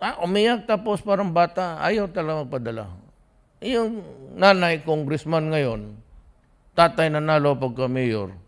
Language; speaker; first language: Filipino; non-native, local second language; Cebuano